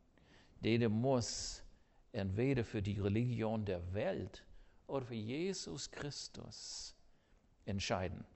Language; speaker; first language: German; non-native, fluent; English